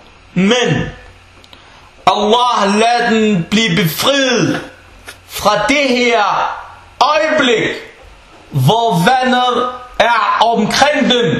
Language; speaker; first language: Danish; non-native, fluent; Arabic